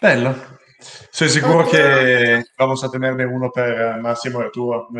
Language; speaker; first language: Spanish; non-native, learner; Italian